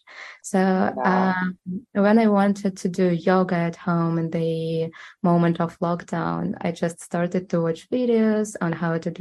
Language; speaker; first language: English; non-native, fluent; Russian